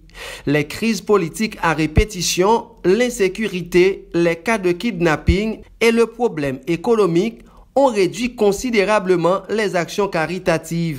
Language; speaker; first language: French; non-native, local second language; Haitian Creole